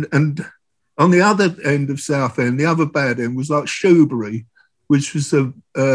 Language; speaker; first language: English; native; English